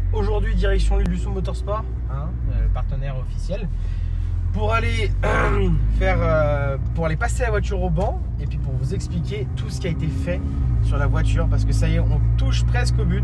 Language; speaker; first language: French; native; French